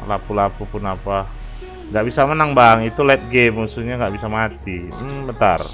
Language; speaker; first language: Indonesian; native; Indonesian